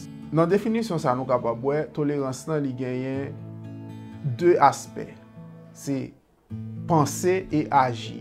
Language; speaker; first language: French; non-native, learner; Haitian Creole